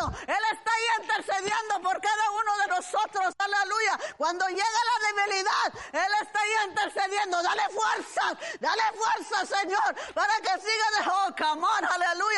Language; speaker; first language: Spanish; early bilingual, heritage; Spanish